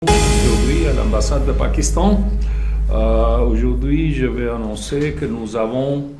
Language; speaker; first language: French; non-native, fluent; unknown